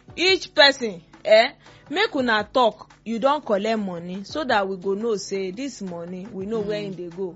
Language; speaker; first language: Nigerian Pidgin; non-native, local second language; Yoruba